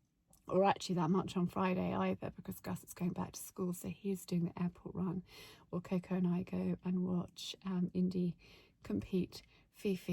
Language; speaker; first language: English; native; English